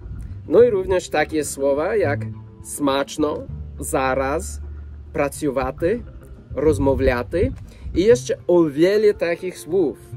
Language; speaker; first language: Polish; non-native, fluent; English